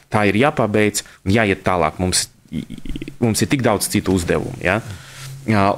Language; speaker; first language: Latvian; non-native, local second language; Russian